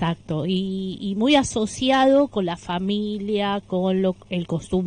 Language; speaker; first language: Spanish; native; Spanish